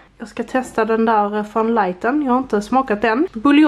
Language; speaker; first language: Swedish; native; Swedish